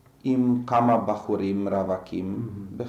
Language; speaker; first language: Hebrew; non-native, fluent; Slovak